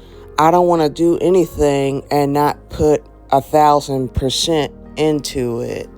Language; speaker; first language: English; native; English